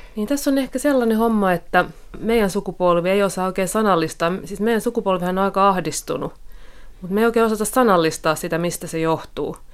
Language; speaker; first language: Finnish; native; Finnish